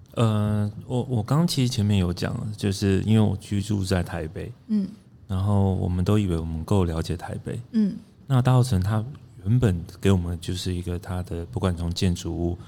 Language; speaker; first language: Chinese; native; Chinese